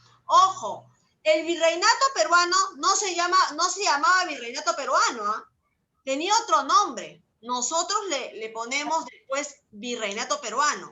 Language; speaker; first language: Spanish; native; Spanish